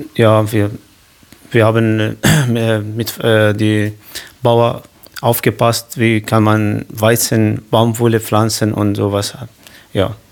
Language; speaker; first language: German; non-native, learner; Kurdish